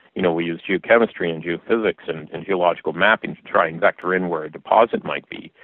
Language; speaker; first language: English; native; English